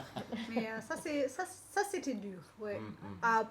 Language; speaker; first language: French; non-native, learner; English